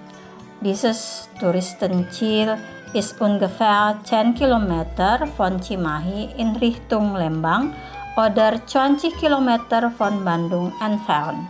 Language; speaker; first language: German; non-native, fluent; Indonesian